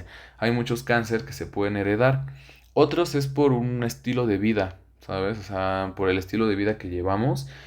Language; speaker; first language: Spanish; native; Spanish